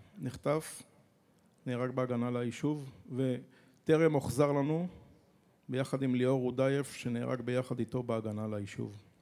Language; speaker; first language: Hebrew; native; Hebrew